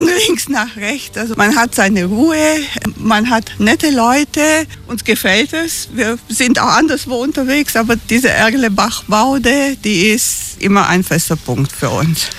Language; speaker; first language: German; native; German